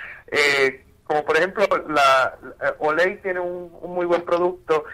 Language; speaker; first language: Spanish; native; Spanish